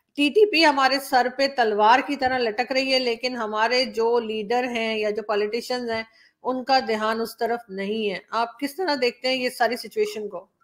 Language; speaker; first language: Urdu; native; Urdu